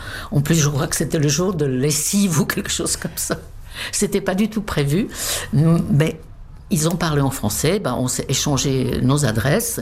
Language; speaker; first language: French; non-native, fluent; Czech